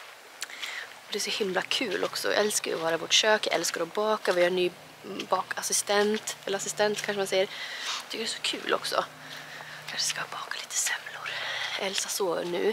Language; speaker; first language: Swedish; native; Swedish